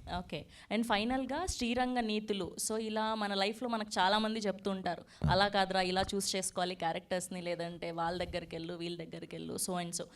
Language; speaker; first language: Telugu; native; Telugu